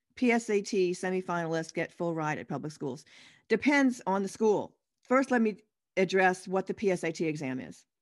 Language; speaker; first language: English; native; English